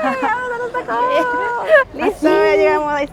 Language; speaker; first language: Spanish; native; Spanish